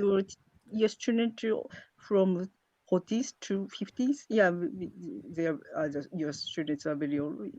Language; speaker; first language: English; non-native, learner; Japanese